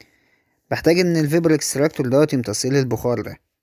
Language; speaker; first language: Arabic; native; Arabic